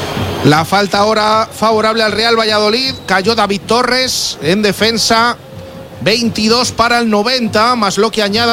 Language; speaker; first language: Spanish; native; Spanish